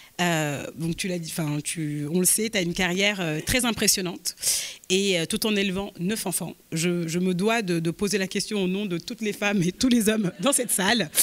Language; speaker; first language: French; native; French